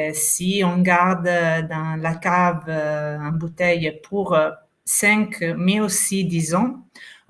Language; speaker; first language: French; non-native, fluent; Italian